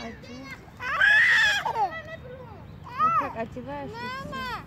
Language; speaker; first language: Russian; early bilingual, other home language; Tajik